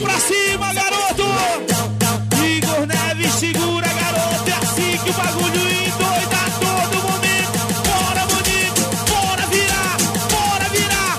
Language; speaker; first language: Portuguese; native; Portuguese